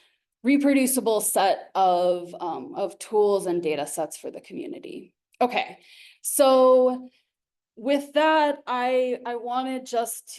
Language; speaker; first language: English; native; English